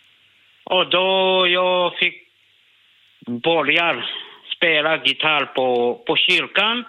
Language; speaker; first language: Swedish; non-native, learner; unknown